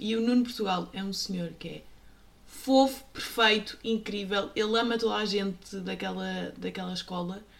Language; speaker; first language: Portuguese; native; Portuguese